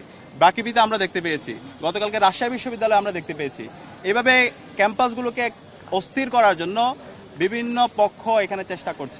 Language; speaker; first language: Bangla; native; Bangla